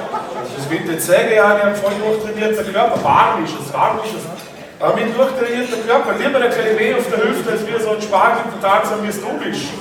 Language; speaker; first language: German; native; German